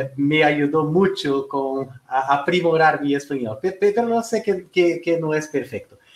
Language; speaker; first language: Spanish; non-native, fluent; Portuguese